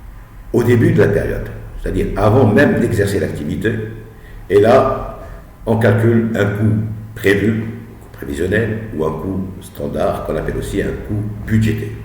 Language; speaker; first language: French; non-native, local second language; Arabic